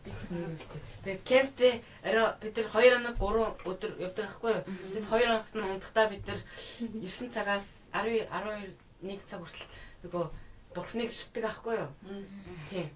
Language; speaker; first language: Mongolian; early bilingual, heritage; Mongolian